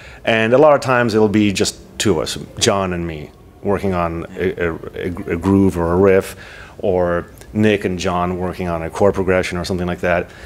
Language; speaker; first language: English; native; English